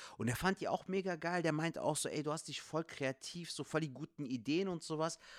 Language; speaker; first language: German; native; German